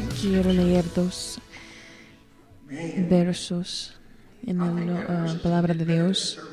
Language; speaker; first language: Spanish; non-native, learner; English